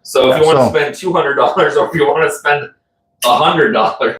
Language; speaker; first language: English; native; English